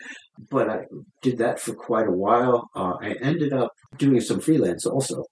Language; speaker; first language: English; native; English